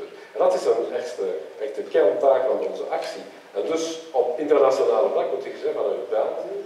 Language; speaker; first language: Dutch; non-native, local second language; French